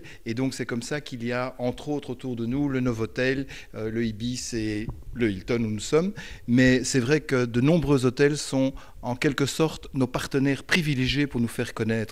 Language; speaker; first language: French; native; French